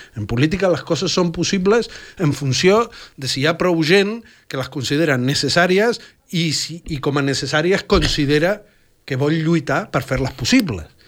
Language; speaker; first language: Catalan; native; Catalan